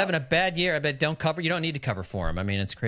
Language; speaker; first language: English; native; English